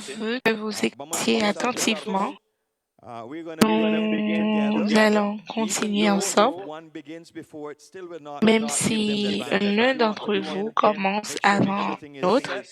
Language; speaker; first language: French; non-native, fluent; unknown